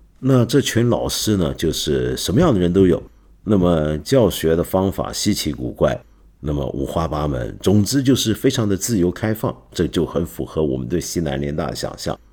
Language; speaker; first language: Chinese; non-native, local second language; Cantonese